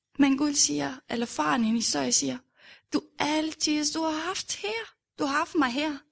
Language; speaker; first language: Danish; non-native, fluent; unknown